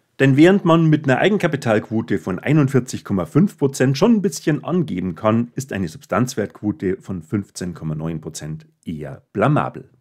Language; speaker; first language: German; native; German